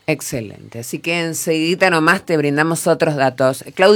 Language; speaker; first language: Spanish; native; Spanish